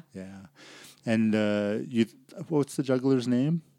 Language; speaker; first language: English; native; English